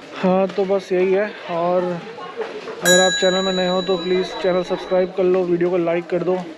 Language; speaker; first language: Hindi; native; Hindi